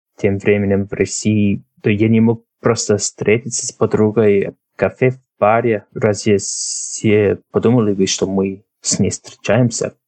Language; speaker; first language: Russian; non-native, fluent; English